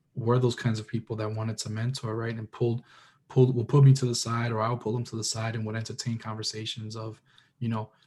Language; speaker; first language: English; early bilingual, other home language; Spanish